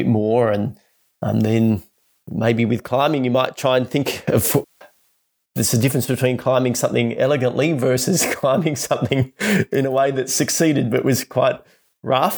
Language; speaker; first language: English; native; English